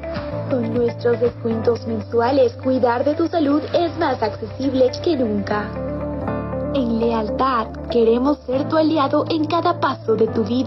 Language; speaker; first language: Spanish; native; Spanish